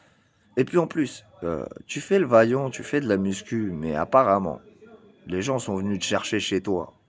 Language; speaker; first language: French; native; French